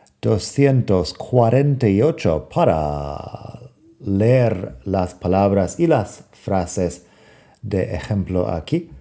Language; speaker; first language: Spanish; non-native, fluent; English